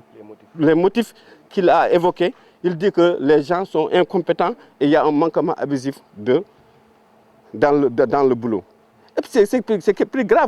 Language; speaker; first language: French; non-native, local second language; Fula